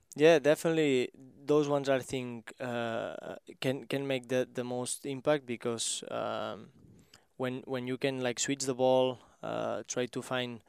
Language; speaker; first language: English; non-native, fluent; Spanish